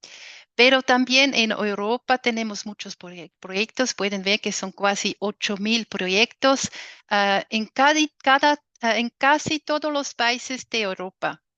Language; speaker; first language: Spanish; non-native, fluent; German